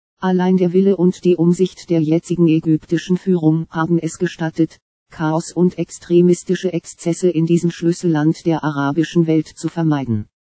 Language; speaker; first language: German; native; German